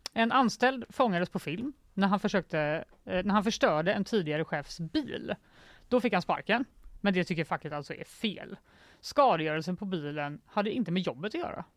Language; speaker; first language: Swedish; native; Swedish